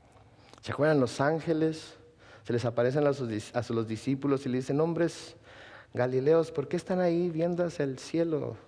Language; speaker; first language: Spanish; native; Spanish